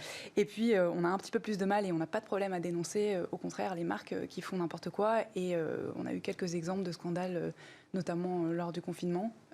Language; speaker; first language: French; native; French